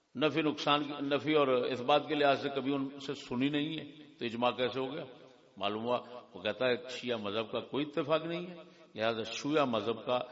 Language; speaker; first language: Urdu; non-native, local second language; Punjabi